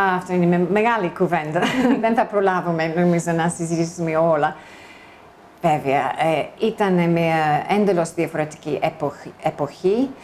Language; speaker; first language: Greek; non-native, fluent; English